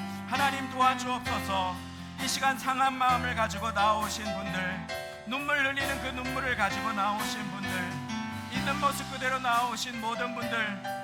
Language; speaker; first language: Korean; native; Korean